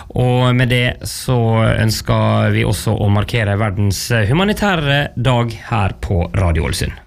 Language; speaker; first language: Norwegian; native; Norwegian